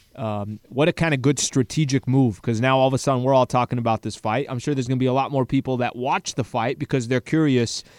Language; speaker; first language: English; native; English